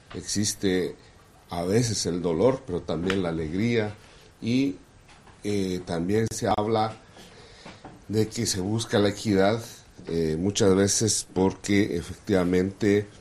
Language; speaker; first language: Spanish; non-native, local second language; Kʼicheʼ